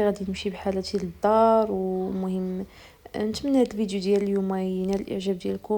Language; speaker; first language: Arabic; native; Arabic